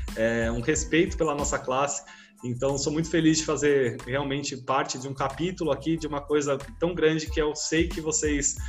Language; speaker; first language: Portuguese; native; Portuguese